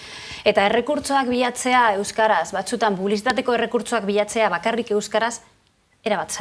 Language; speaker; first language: Basque; non-native, local second language; Spanish